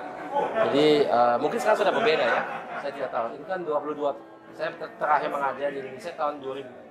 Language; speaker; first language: Indonesian; early bilingual, heritage; German